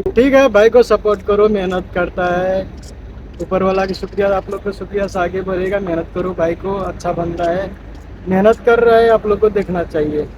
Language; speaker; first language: Hindi; non-native, learner; Nepali